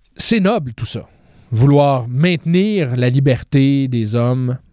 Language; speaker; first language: French; native; French